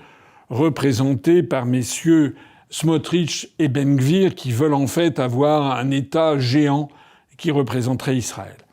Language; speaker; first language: French; native; French